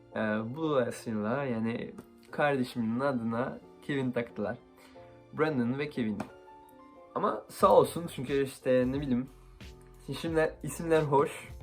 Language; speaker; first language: Turkish; early bilingual, heritage; Turkish